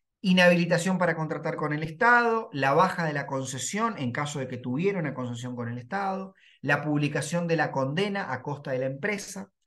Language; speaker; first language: Spanish; native; Spanish